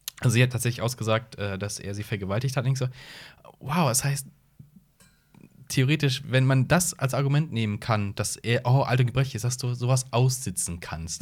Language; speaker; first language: German; native; German